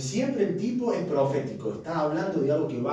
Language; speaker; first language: Spanish; native; Spanish